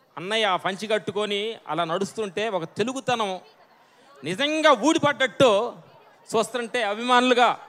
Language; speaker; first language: Telugu; native; Telugu